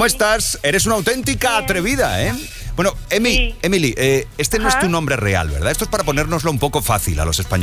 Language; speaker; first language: Spanish; native; Spanish